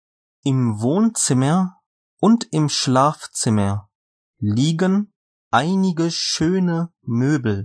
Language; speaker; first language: German; non-native, fluent; Urdu